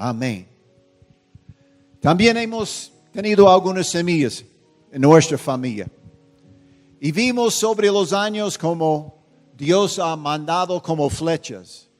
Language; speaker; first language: Spanish; non-native, fluent; English